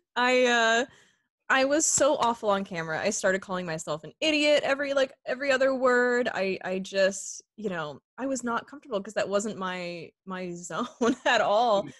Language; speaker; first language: English; native; English